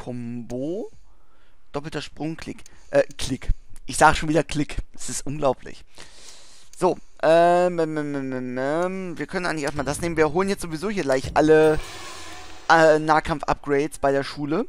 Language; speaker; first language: German; native; German